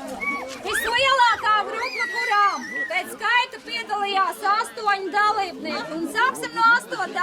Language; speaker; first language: Latvian; native; Latvian